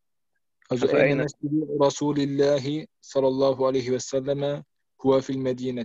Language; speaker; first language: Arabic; non-native, learner; German